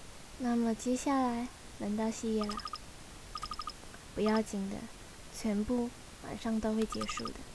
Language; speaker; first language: Chinese; native; Chinese